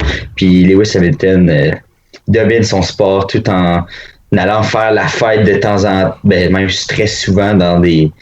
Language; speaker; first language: French; native; French